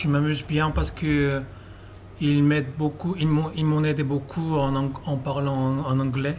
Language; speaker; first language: French; non-native, learner; Korean